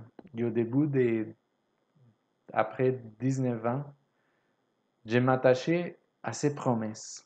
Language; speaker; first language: French; non-native, fluent; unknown